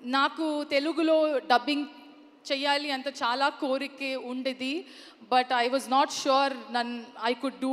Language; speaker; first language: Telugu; non-native, learner; Kannada